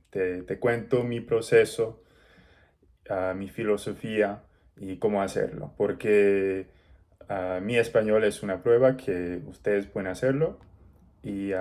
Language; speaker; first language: Spanish; non-native, learner; English